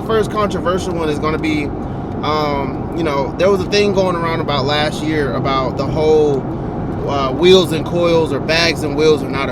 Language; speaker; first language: English; native; English